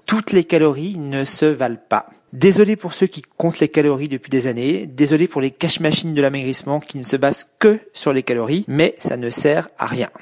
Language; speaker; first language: French; native; French